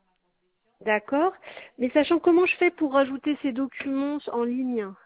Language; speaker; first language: French; native; French